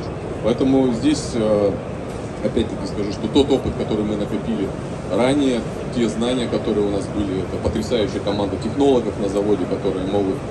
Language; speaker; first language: Russian; native; Russian